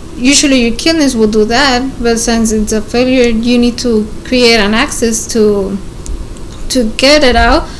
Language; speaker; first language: English; non-native, learner; Spanish